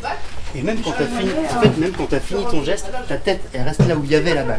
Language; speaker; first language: French; native; French